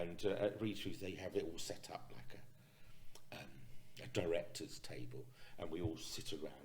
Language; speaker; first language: English; native; English